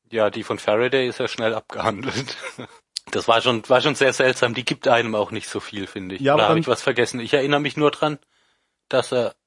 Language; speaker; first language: German; native; German